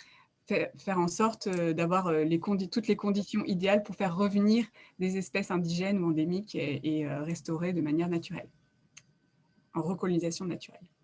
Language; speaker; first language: French; native; French